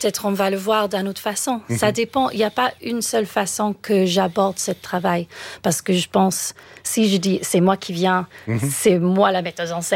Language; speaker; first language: French; non-native, fluent; English